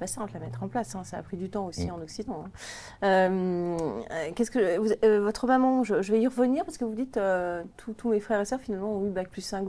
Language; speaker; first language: French; native; French